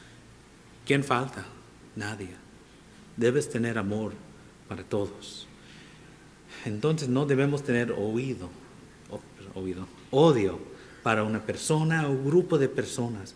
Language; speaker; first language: Spanish; non-native, fluent; English